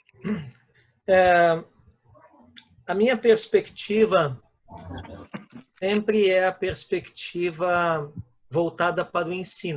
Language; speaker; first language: Portuguese; native; Portuguese